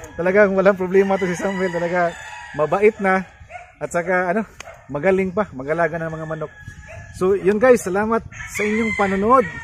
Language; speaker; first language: Filipino; non-native, local second language; Cebuano